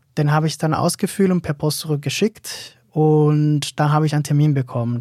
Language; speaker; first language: German; non-native, fluent; Spanish